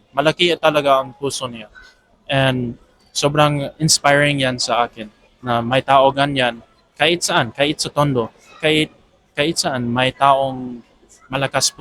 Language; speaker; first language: Filipino; non-native, fluent; English